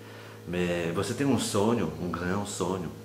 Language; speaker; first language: Portuguese; non-native, fluent; French